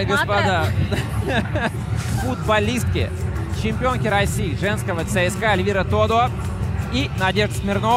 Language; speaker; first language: Russian; native; Russian